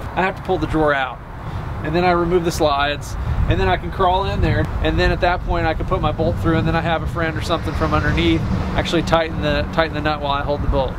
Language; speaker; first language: English; native; English